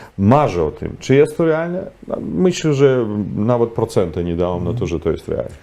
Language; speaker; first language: Polish; non-native, fluent; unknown